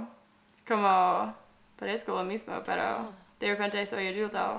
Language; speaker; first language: Spanish; non-native, learner; English